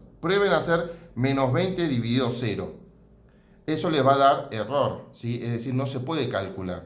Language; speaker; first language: Spanish; native; Spanish